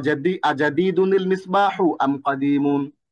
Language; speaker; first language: Arabic; non-native, fluent; Bangla